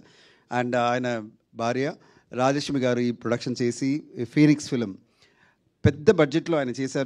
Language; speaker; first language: Telugu; non-native, fluent; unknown